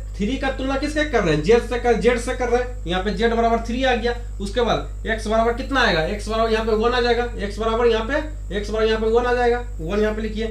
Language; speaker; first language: Hindi; native; Hindi